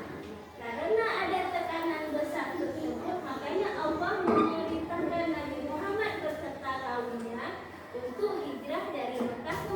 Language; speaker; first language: Indonesian; native; Indonesian